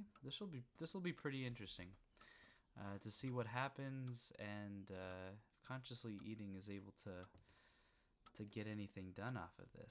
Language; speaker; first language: English; native; English